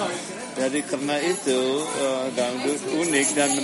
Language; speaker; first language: Indonesian; non-native, fluent; English